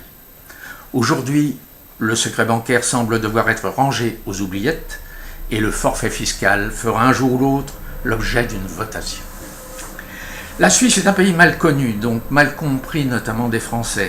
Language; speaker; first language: French; native; French